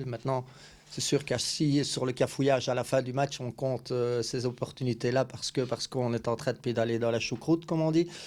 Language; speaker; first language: French; native; French